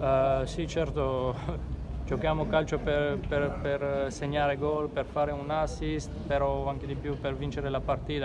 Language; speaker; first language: Italian; non-native, learner; Armenian